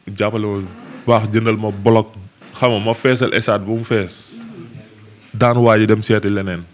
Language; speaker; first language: Wolof; native; Wolof